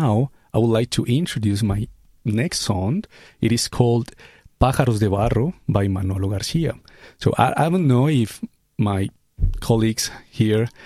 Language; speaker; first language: English; non-native, fluent; Spanish